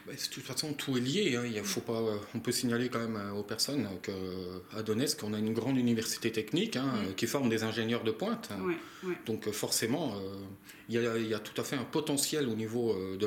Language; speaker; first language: French; native; French